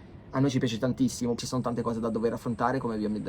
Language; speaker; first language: Italian; native; Italian